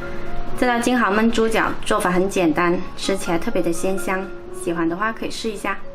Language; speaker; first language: Chinese; non-native, local second language; Hakka Chinese